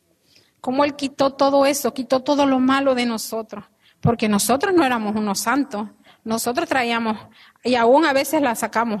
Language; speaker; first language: Spanish; native; Spanish